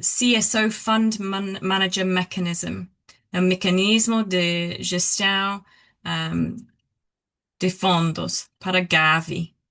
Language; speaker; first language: Portuguese; non-native, learner; English